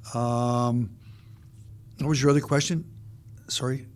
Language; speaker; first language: English; native; English